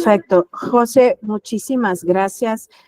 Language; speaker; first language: Spanish; native; Spanish